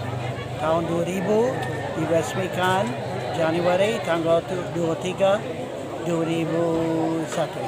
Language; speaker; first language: Indonesian; non-native, fluent; English